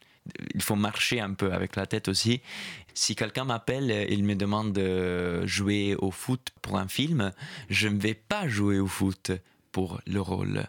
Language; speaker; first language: French; non-native, fluent; Italian